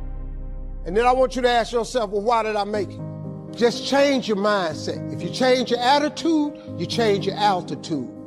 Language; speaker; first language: English; native; English